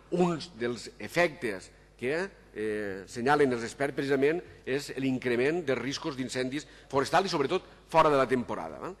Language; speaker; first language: Catalan; native; Catalan